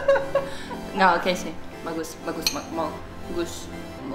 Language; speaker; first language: Indonesian; non-native, learner; Russian